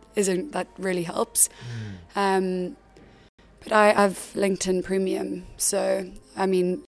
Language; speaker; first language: English; native; English